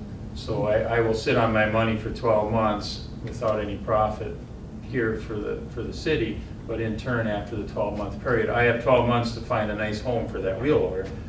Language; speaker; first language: English; native; English